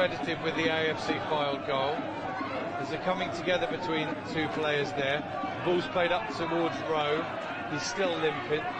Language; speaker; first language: English; native; English